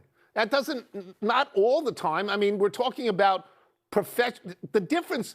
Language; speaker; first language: English; native; English